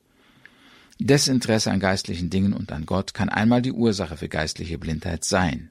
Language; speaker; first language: German; native; German